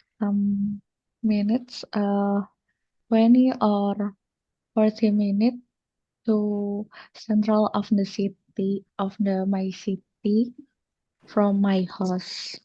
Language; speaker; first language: English; non-native, learner; Indonesian